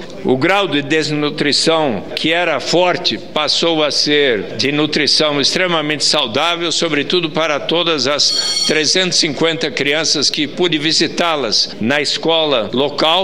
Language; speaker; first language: Portuguese; native; Portuguese